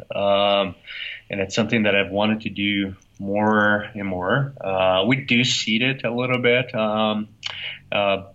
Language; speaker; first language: English; non-native, fluent; Portuguese